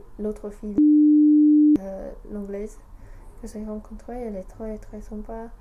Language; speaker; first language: French; non-native, learner; English